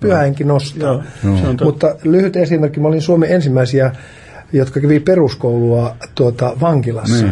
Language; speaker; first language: Finnish; native; Finnish